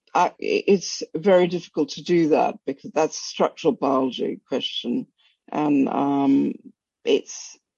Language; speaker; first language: English; non-native, local second language; Bangla